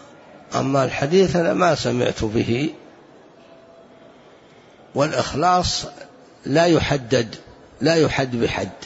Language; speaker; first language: Arabic; native; Arabic